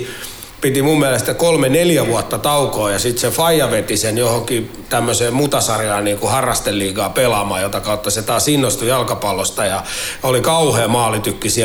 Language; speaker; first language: Finnish; native; Finnish